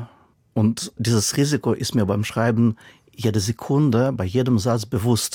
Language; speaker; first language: German; non-native, fluent; Russian